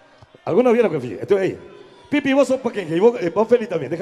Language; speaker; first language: Spanish; native; Spanish